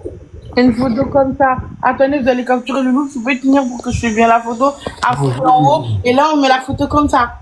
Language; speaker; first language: French; native; French